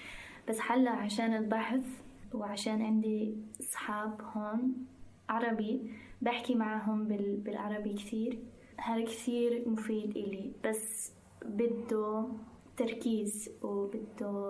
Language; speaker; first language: Arabic; non-native, fluent; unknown